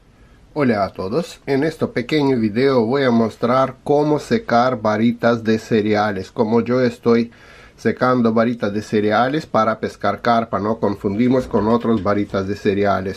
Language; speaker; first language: Spanish; non-native, learner; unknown